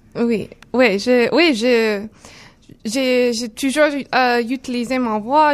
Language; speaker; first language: French; non-native, learner; English